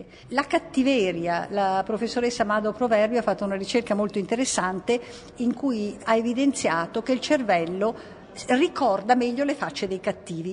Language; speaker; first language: Italian; native; Italian